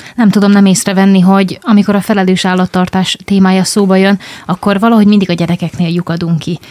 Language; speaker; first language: Hungarian; native; Hungarian